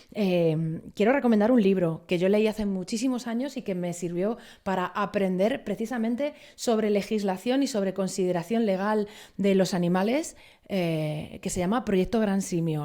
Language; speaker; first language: Spanish; native; Spanish